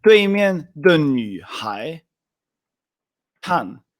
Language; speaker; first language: Chinese; non-native, fluent; Swedish